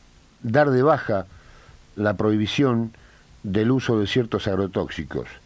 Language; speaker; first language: Spanish; native; Spanish